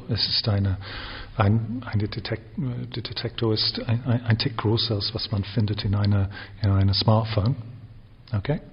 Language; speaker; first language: German; non-native, fluent; English